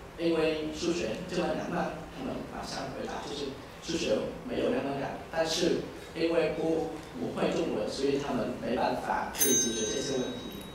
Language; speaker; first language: Chinese; non-native, fluent; Vietnamese